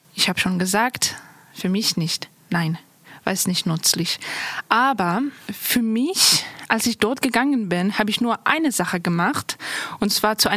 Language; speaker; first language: German; non-native, local second language; Persian